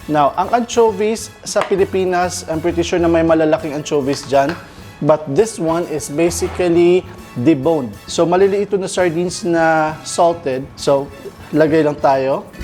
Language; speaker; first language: Filipino; non-native, local second language; Cebuano